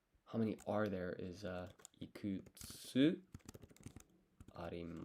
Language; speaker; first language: Japanese; non-native, learner; English